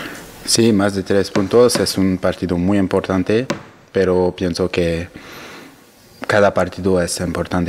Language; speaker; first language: Spanish; non-native, learner; French